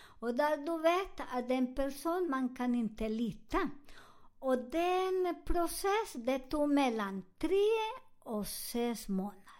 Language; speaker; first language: Swedish; non-native, learner; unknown